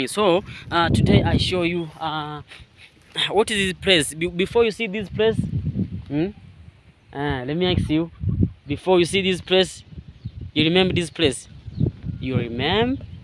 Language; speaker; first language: English; non-native, learner; Swahili